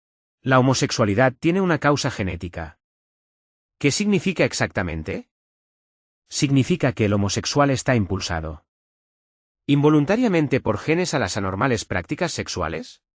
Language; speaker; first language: Spanish; non-native, fluent; Arabic